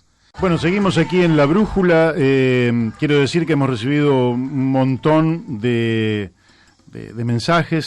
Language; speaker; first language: Spanish; native; Spanish